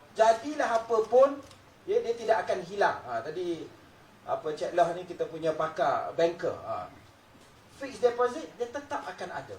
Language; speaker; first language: Malay; native; Malay